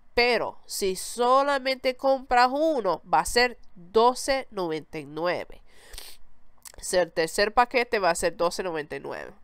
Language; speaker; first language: Spanish; early bilingual, heritage; Spanish